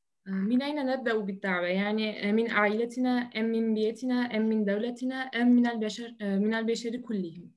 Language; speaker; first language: Arabic; non-native, fluent; Turkish